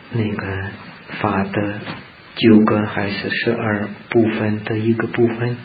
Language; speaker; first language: Chinese; non-native, fluent; Czech